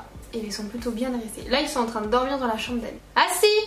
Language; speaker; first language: French; native; French